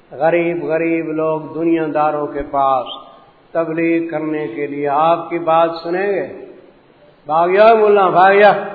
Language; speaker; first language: Urdu; non-native, local second language; Punjabi